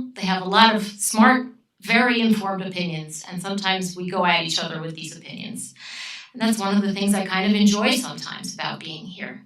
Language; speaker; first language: English; early bilingual, other home language; Romanian